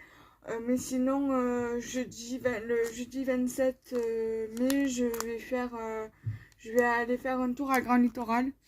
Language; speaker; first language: French; native; French